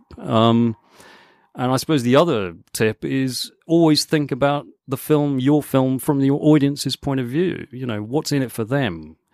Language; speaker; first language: English; native; English